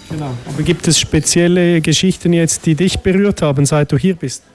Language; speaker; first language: German; native; German